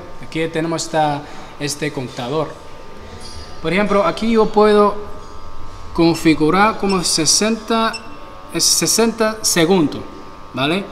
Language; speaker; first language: Spanish; non-native, fluent; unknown